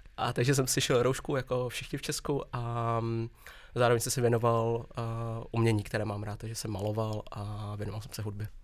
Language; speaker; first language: Czech; early bilingual, other home language; Vietnamese